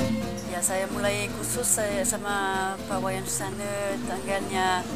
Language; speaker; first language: Indonesian; non-native, learner; French